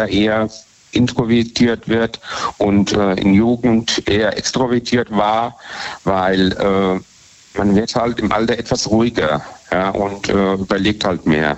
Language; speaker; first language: German; native; German